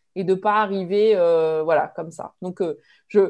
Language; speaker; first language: French; native; French